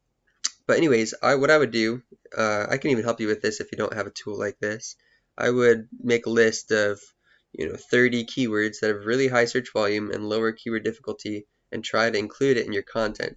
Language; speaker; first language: English; native; English